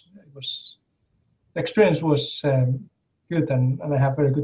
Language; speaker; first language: English; non-native, fluent; Spanish